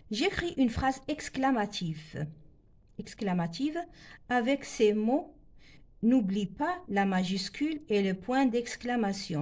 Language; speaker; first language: French; non-native, local second language; Arabic